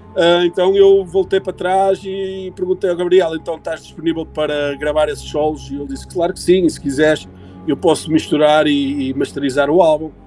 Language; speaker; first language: Portuguese; early bilingual, heritage; Portuguese